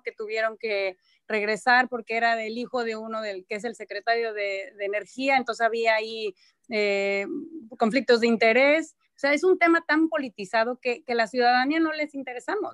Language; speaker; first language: Spanish; native; Spanish